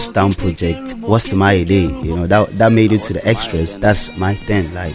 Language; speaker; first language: English; non-native, local second language; Akan